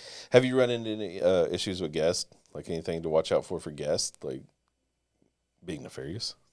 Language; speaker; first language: English; native; English